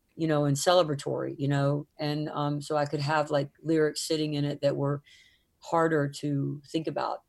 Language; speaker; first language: English; native; English